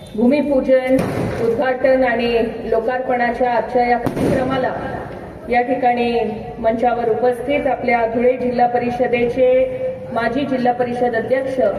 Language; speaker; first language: Marathi; native; Marathi